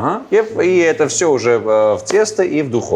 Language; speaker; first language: Russian; non-native, fluent; Armenian